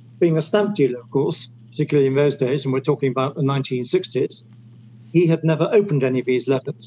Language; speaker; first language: English; native; English